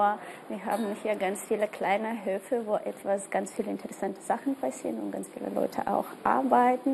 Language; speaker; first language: German; non-native, fluent; Russian